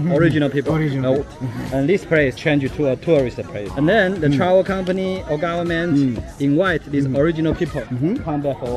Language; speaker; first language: English; non-native, learner; Chinese